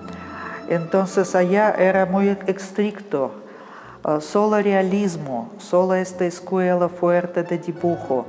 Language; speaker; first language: Spanish; non-native, fluent; Russian